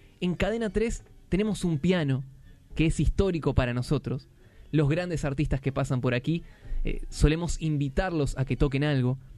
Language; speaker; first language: Spanish; native; Spanish